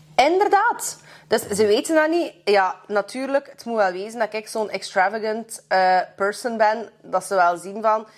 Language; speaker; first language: Dutch; early bilingual, other home language; Russian